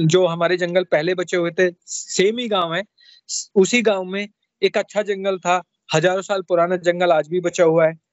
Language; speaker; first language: Hindi; native; Hindi